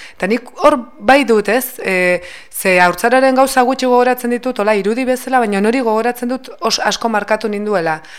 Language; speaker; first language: Basque; native; Basque